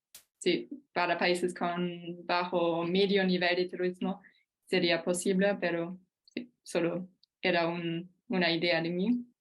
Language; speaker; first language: Spanish; non-native, fluent; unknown